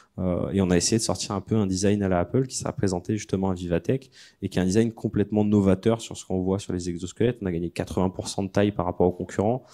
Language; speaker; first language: French; native; French